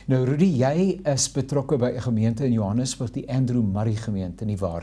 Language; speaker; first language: Afrikaans; native; Afrikaans